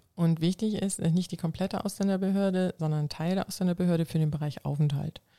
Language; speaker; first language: German; non-native, local second language; Low German